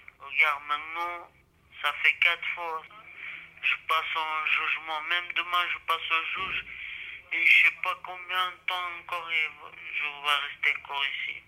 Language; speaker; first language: French; non-native, learner; Romanian